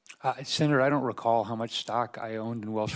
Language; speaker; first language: English; native; English